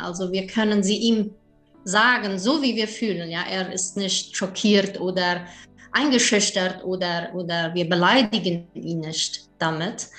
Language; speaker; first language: German; early bilingual, heritage; German